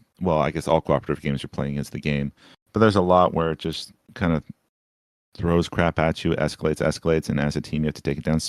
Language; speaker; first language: English; native; English